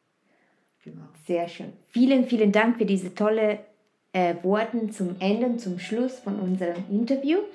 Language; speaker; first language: German; non-native, fluent; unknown